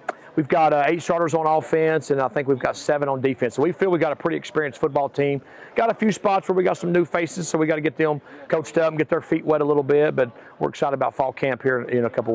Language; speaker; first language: English; native; English